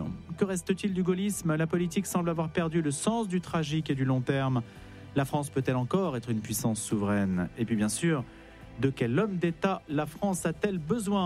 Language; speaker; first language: French; native; French